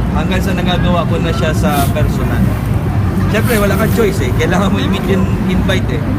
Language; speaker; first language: Filipino; non-native, local second language; Bikol